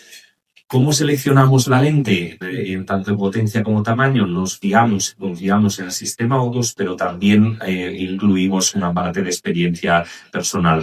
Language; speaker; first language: Spanish; native; Spanish